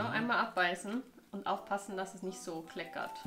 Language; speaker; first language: German; native; German